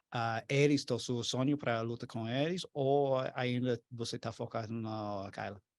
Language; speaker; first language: Portuguese; non-native, learner; English